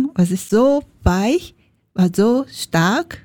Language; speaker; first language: German; non-native, learner; Japanese